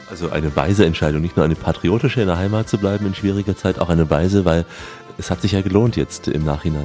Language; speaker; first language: German; native; German